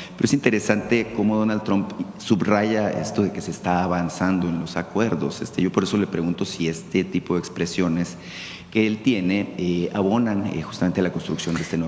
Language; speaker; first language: Spanish; native; Spanish